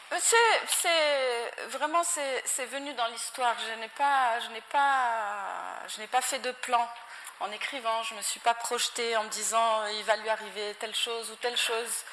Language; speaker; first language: French; non-native, local second language; Arabic